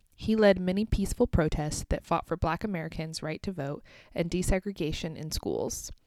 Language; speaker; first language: English; native; English